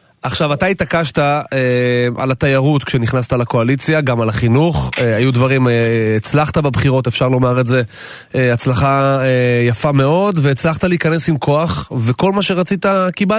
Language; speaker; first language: Hebrew; native; Hebrew